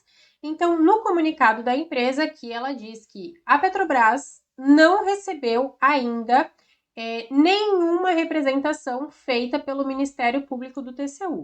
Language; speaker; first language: Portuguese; native; Portuguese